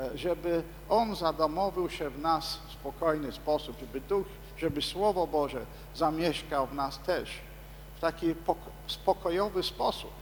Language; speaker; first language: Polish; non-native, fluent; English